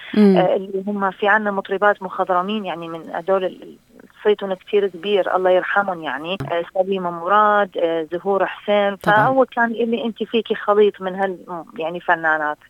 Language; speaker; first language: Arabic; non-native, local second language; Assyrian Neo-Aramaic